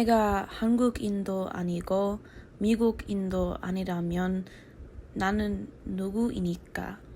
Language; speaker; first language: Korean; early bilingual, heritage; English